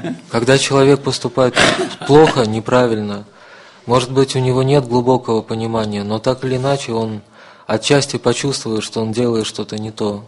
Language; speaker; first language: Russian; native; Russian